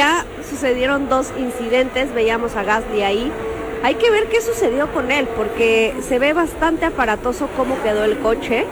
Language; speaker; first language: Spanish; native; Spanish